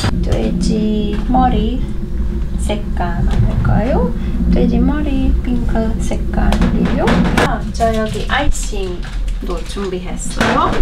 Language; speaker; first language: Korean; non-native, learner; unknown